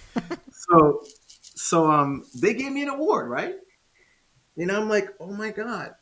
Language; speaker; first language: English; non-native, fluent; Spanish